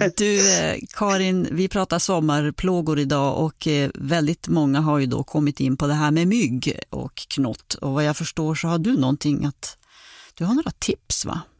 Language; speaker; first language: Swedish; native; Swedish